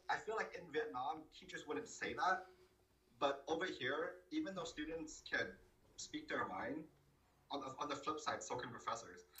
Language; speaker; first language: English; early bilingual, other home language; Vietnamese